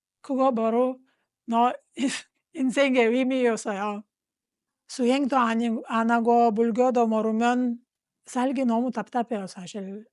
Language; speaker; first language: Korean; non-native, fluent; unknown